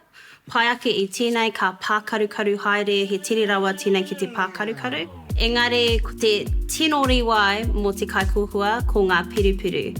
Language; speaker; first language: Māori; non-native, local second language; English